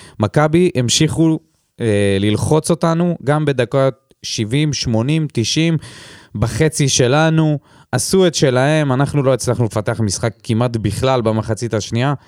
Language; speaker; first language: Hebrew; native; Hebrew